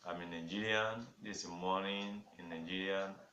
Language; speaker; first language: English; non-native, local second language; Yoruba